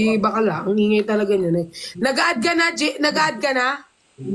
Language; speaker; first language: Filipino; native; Filipino